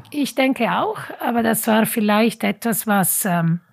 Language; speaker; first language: German; non-native, fluent; Italian